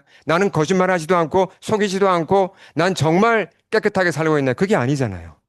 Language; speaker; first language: Korean; native; Korean